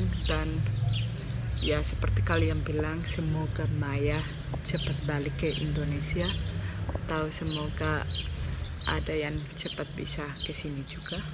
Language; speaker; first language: Indonesian; non-native, fluent; Spanish